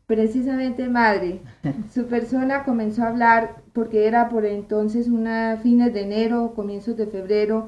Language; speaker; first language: Spanish; native; Spanish